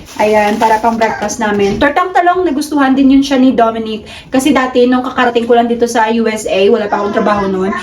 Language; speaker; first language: Filipino; non-native, local second language; Cebuano